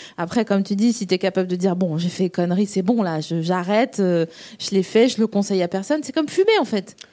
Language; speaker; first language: French; native; French